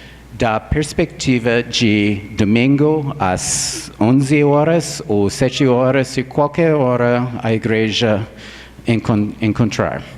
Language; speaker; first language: Portuguese; non-native, fluent; English